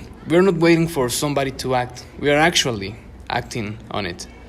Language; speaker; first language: English; non-native, fluent; Spanish